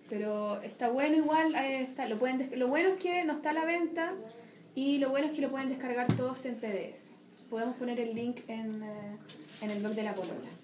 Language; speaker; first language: Spanish; native; Spanish